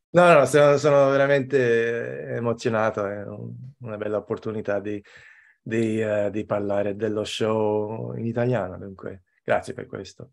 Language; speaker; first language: Italian; non-native, fluent; English